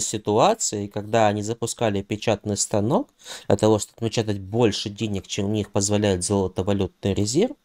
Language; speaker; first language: Russian; non-native, local second language; Ukrainian